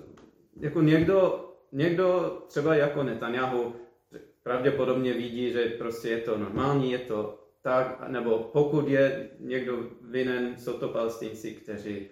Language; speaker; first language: Czech; non-native, fluent; English